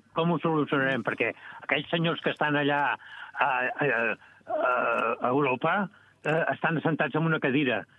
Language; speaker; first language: Catalan; native; Catalan